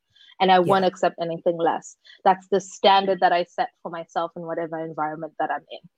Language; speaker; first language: English; non-native, local second language; Xhosa